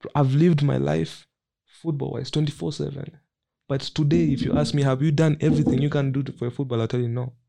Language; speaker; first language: English; non-native, local second language; Nyanja